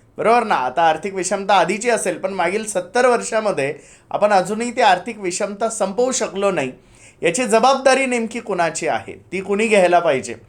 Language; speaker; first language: Marathi; native; Marathi